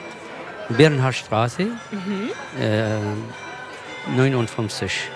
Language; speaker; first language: German; non-native, learner; Kurdish